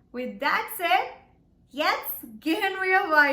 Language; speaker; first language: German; non-native, fluent; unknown